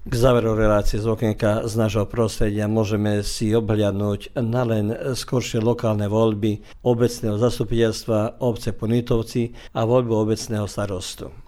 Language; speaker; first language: Slovak; early bilingual, heritage; Slovak